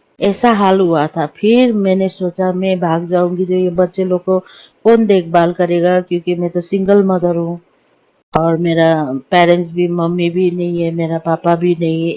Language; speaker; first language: Hindi; non-native, local second language; Nepali